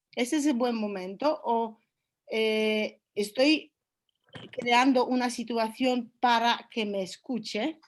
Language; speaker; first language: Spanish; non-native, fluent; Polish